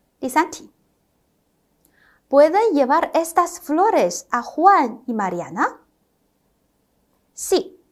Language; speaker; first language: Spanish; non-native, fluent; Chinese